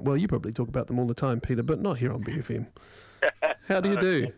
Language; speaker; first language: English; native; English